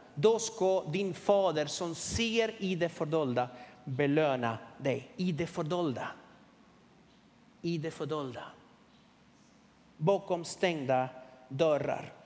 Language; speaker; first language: Swedish; non-native, fluent; Spanish